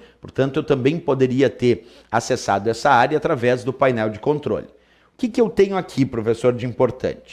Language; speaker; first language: Portuguese; native; Portuguese